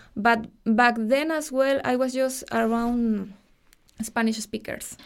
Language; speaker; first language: English; non-native, fluent; Spanish